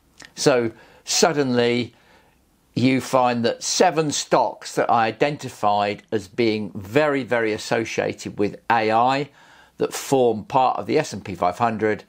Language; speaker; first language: English; native; English